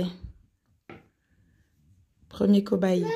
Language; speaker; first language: French; native; French